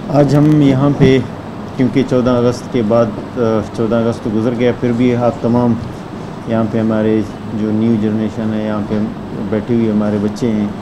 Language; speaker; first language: Urdu; non-native, local second language; Baluchi